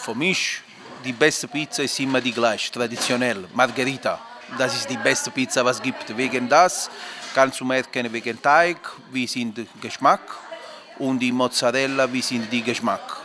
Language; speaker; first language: German; non-native, learner; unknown